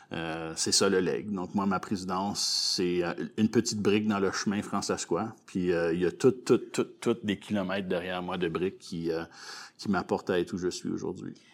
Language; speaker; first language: French; native; French